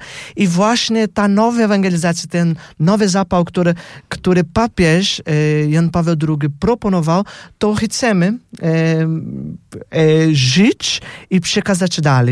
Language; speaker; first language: Polish; non-native, fluent; Portuguese